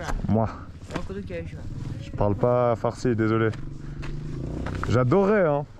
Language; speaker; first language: French; native; French